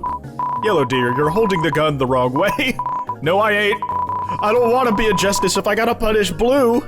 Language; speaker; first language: English; native; English